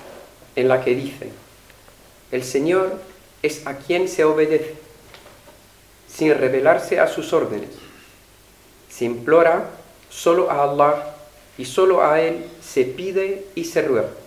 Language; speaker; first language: Spanish; non-native, fluent; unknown